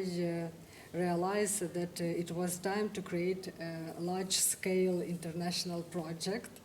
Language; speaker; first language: English; non-native, fluent; Ukrainian